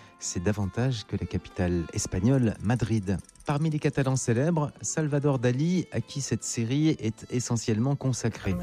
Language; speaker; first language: French; native; French